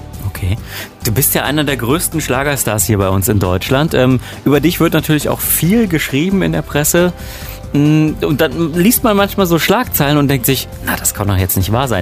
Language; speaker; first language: German; native; German